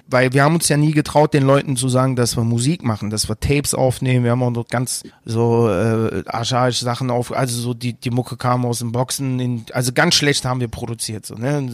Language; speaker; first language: German; early bilingual, other home language; Turkish